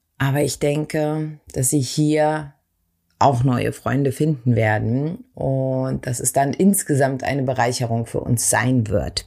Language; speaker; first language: German; early bilingual, other home language; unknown